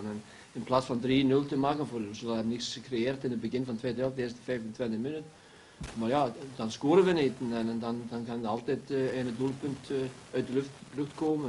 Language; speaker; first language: Dutch; non-native, fluent; Icelandic